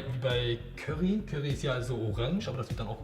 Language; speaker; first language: German; early bilingual, other home language; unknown